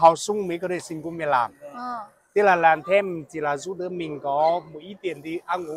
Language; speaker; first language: Vietnamese; non-native, fluent; Chinese